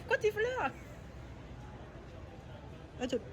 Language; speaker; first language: French; non-native, fluent; Korean